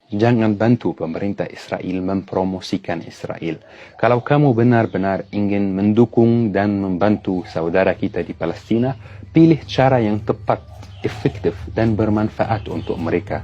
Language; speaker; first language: Indonesian; non-native, fluent; Arabic